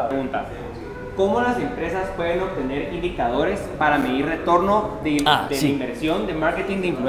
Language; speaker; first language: Spanish; native; Spanish